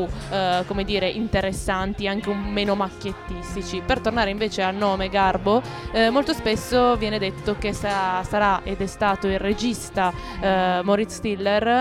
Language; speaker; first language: Italian; native; Italian